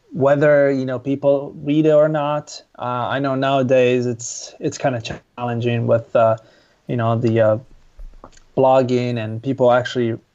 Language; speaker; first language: English; non-native, fluent; Italian